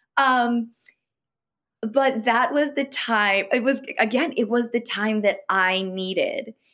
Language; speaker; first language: English; native; English